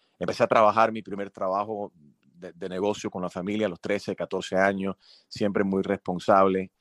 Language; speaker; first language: Spanish; early bilingual, heritage; Spanish